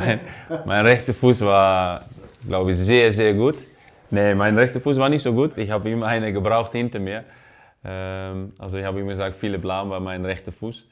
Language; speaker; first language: German; non-native, fluent; Dutch